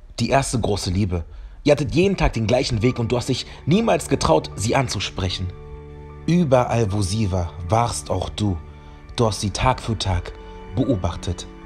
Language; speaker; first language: German; native; German